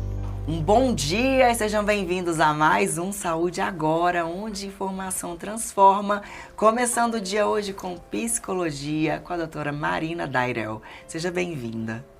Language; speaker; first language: Portuguese; native; Portuguese